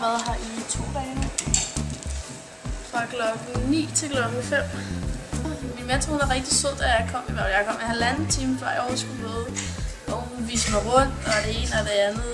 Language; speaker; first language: Danish; native; Danish